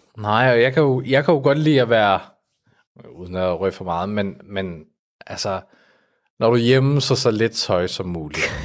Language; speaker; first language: Danish; early bilingual, other home language; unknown